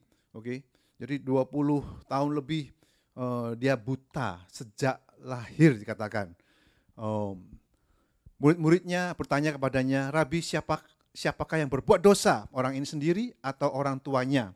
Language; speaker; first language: Indonesian; native; Indonesian